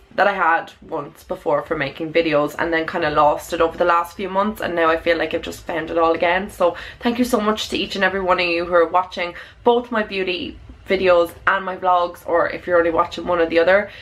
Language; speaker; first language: English; native; English